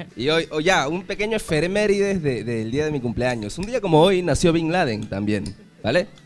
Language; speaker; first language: Spanish; native; Spanish